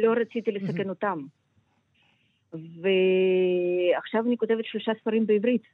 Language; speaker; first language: Hebrew; non-native, fluent; Russian